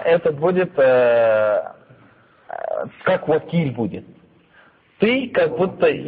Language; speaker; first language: Russian; non-native, fluent; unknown